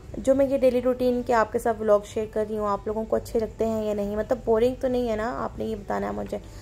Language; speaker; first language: Urdu; native; Urdu